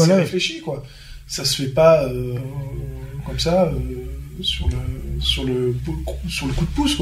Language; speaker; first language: French; native; French